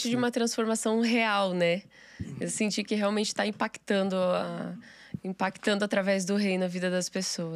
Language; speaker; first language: Portuguese; native; Portuguese